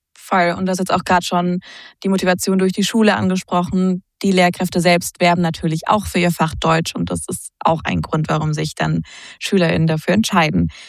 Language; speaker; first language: German; native; German